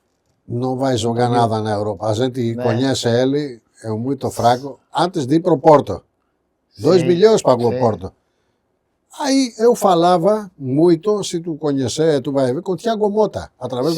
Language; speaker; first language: Portuguese; non-native, fluent; Greek